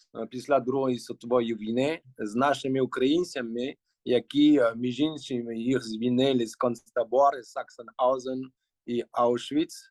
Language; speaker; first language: Ukrainian; early bilingual, heritage; Ukrainian